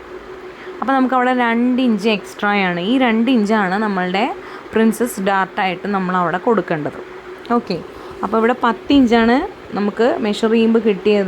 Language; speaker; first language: Malayalam; native; Malayalam